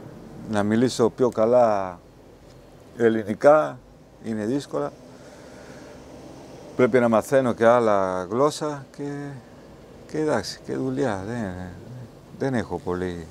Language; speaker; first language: Greek; non-native, learner; Spanish